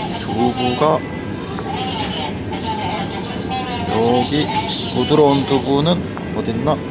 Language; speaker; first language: Korean; native; Korean